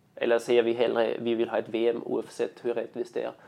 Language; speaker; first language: Swedish; non-native, fluent; German